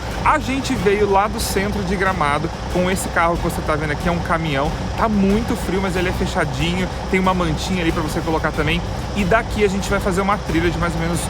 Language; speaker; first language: Portuguese; native; Portuguese